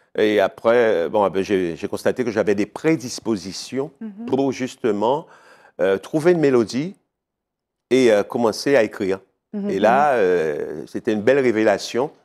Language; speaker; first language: French; native; French